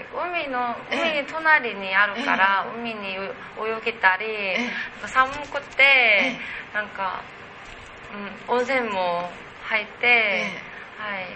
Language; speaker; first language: Japanese; non-native, learner; Korean